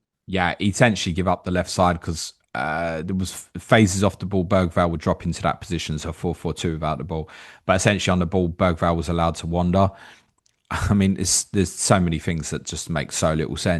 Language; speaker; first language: English; native; English